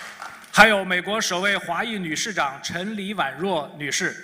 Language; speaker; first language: Chinese; native; Chinese